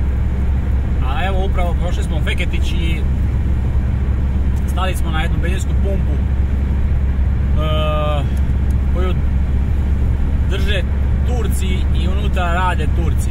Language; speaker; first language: Bosnian; native; Bosnian